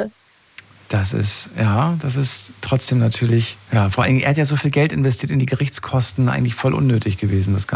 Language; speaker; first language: German; native; German